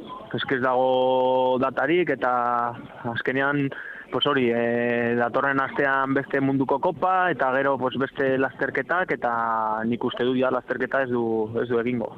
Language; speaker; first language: Basque; non-native, local second language; Spanish